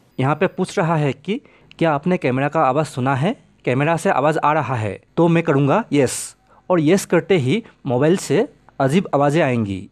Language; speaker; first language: Hindi; non-native, local second language; Assamese